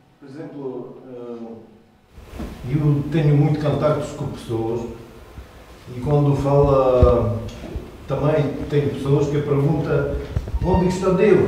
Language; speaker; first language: Portuguese; non-native, learner; Russian